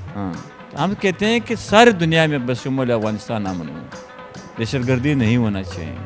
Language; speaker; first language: Urdu; non-native, local second language; Pashto